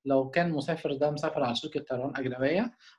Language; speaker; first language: Arabic; native; Arabic